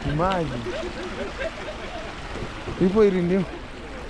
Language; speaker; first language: English; non-native, learner; Swahili